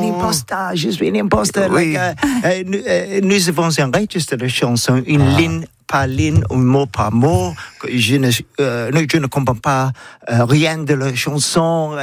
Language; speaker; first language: French; non-native, learner; English